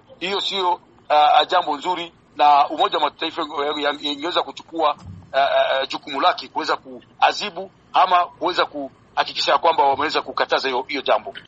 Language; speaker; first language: Swahili; native; Swahili